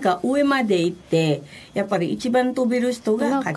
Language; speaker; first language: Japanese; non-native, fluent; Filipino